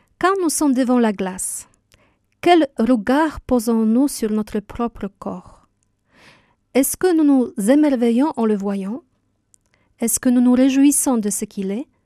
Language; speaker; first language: French; non-native, fluent; Polish